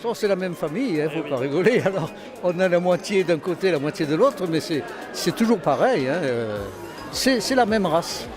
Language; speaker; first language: French; native; French